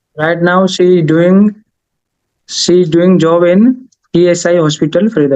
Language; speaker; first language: English; non-native, learner; Haryanvi